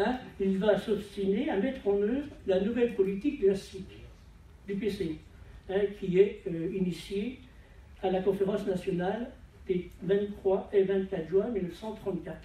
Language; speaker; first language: French; native; French